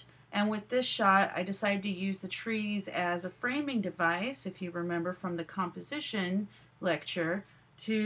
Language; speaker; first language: English; native; English